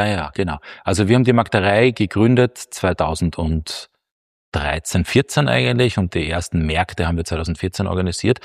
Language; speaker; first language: German; native; German